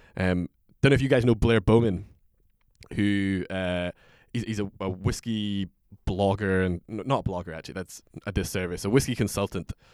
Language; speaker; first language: English; native; English